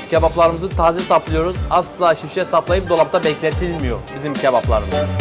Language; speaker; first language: Turkish; native; Turkish